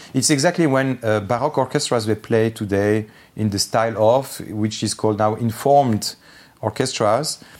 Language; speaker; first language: English; non-native, fluent; Armenian